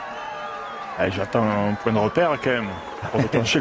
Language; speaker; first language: French; native; French